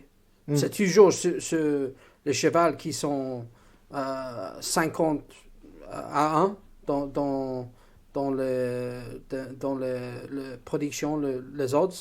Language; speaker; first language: French; non-native, fluent; English